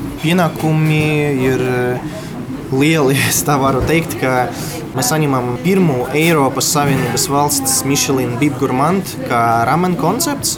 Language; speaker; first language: Latvian; non-native, local second language; Russian